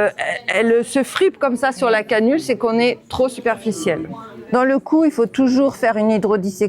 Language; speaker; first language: French; native; French